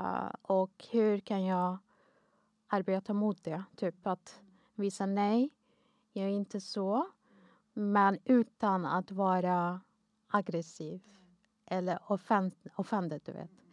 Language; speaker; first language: Swedish; non-native, fluent; Arabic